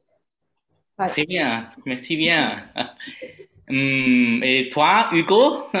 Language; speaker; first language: French; non-native, learner; Vietnamese